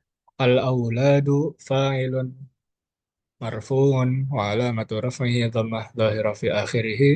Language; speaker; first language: Arabic; non-native, learner; Indonesian